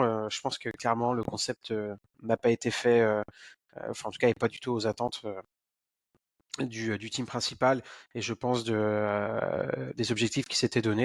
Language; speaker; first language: French; native; French